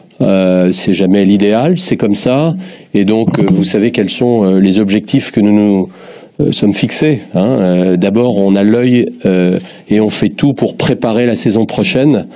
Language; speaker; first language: French; native; French